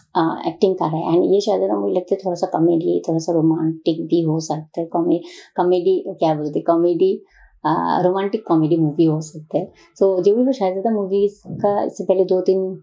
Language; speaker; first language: Hindi; non-native, learner; Bangla